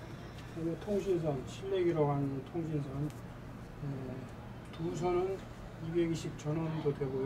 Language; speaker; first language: Korean; native; Korean